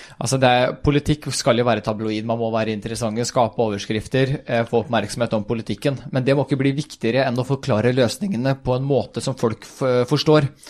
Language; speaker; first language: Norwegian; early bilingual, other home language; Swedish